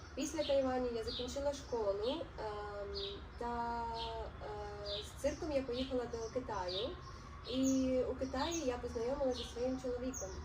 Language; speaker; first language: Ukrainian; non-native, local second language; Russian